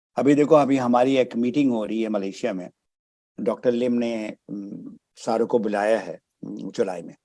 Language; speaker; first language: Urdu; native; Urdu